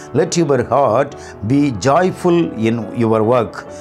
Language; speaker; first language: English; non-native, local second language; Tamil